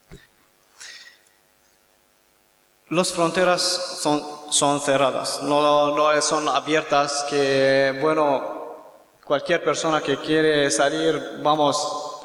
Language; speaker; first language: Spanish; non-native, learner; Kurdish